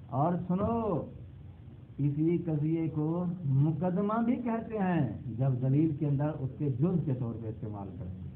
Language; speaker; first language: Urdu; non-native, local second language; Punjabi